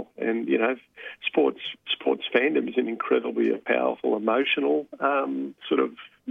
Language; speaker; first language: English; native; English